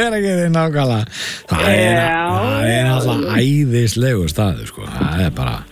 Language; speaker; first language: Icelandic; native; Icelandic